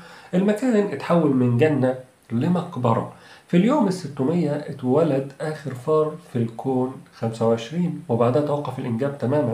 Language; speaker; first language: Arabic; native; Arabic